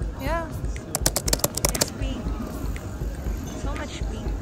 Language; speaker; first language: English; non-native, local second language; Filipino